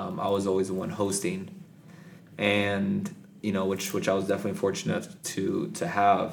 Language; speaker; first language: English; native; English